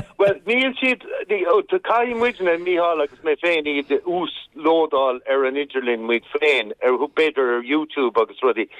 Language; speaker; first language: Irish; non-native, local second language; English